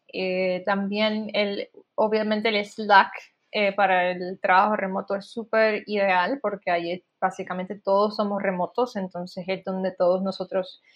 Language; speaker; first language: Spanish; native; Spanish